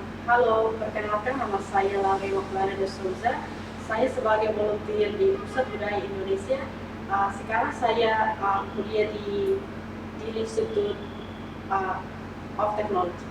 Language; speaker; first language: Indonesian; non-native, fluent; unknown